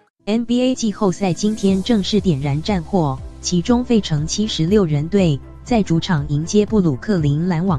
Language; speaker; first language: Chinese; native; Chinese